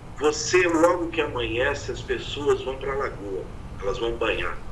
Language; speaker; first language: Portuguese; native; Portuguese